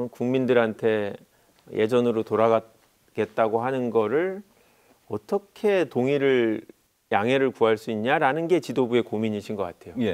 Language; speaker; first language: Korean; native; Korean